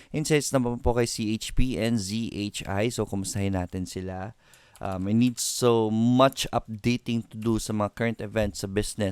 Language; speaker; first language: Filipino; native; Filipino